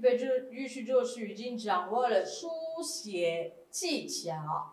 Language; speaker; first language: Chinese; non-native, fluent; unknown